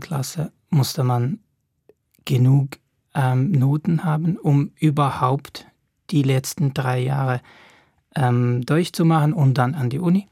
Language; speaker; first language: German; non-native, fluent; Arabic